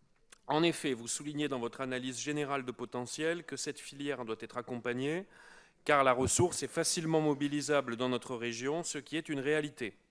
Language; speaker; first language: French; native; French